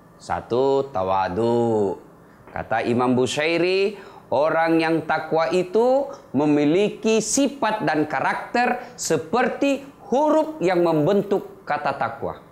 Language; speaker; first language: Indonesian; native; Indonesian